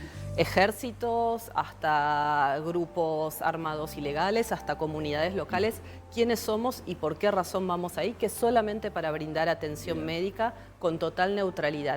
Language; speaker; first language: Spanish; native; Spanish